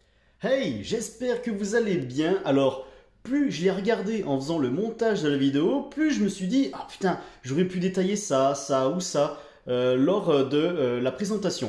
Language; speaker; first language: French; native; French